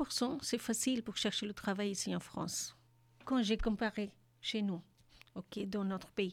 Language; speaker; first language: French; non-native, learner; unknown